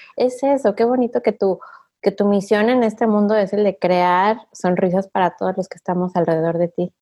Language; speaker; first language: Spanish; native; Spanish